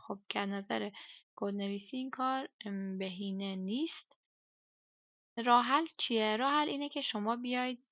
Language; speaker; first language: Persian; native; Persian